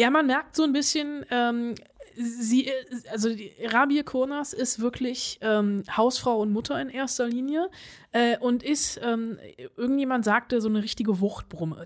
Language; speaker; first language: German; native; German